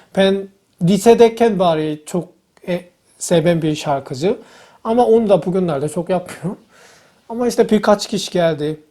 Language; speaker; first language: Turkish; non-native, fluent; Korean